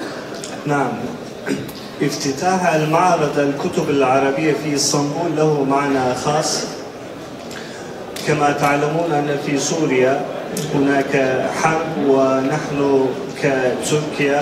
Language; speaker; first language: Arabic; non-native, fluent; Turkish